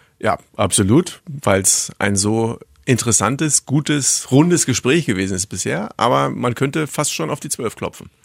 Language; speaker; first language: German; native; German